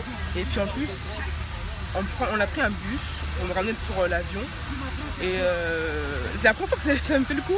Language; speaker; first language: French; native; French